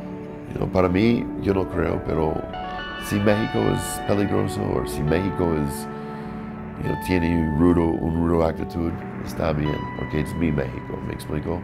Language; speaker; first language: Spanish; non-native, learner; English